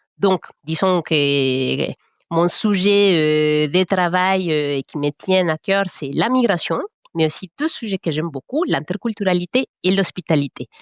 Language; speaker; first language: French; non-native, fluent; Spanish